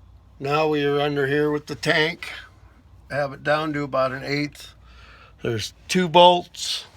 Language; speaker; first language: English; native; English